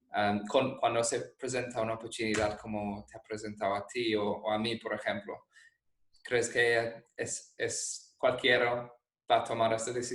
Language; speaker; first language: Spanish; non-native, fluent; English